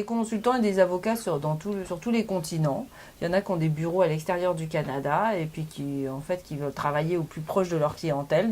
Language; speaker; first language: French; native; French